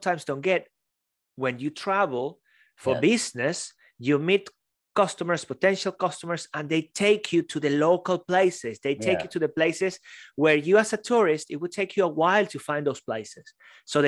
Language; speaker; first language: English; non-native, fluent; Spanish